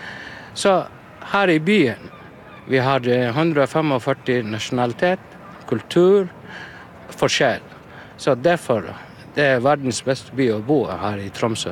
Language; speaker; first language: Norwegian; non-native, learner; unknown